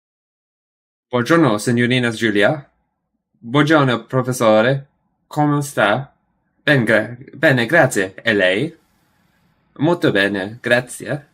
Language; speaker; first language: Italian; non-native, learner; English